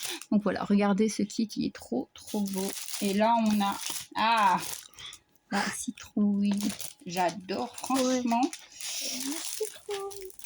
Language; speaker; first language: French; native; French